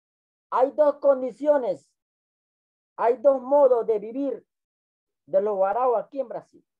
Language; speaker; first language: Spanish; non-native, local second language; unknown